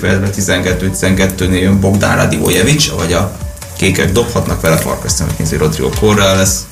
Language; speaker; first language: Hungarian; native; Hungarian